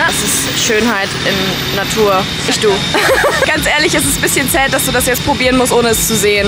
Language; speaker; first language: German; native; German